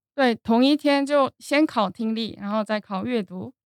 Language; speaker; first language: Chinese; non-native, fluent; Korean